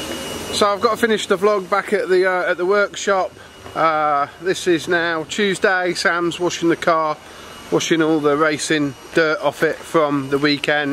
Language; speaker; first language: English; native; English